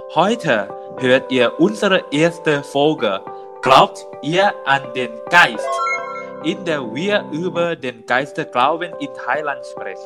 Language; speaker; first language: German; non-native, learner; Thai